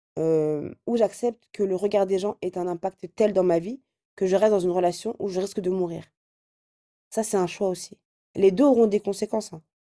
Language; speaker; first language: French; early bilingual, other home language; Arabic